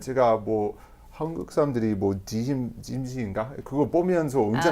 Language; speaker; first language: Korean; non-native, fluent; English